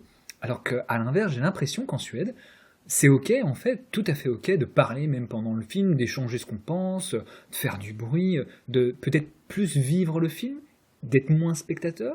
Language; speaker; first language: French; native; French